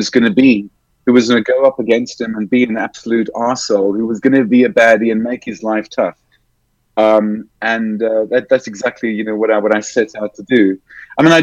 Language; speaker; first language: English; native; English